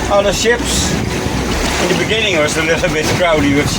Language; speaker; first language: English; non-native, fluent; Dutch